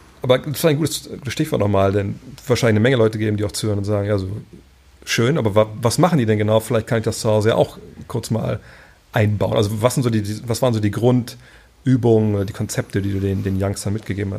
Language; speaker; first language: German; native; German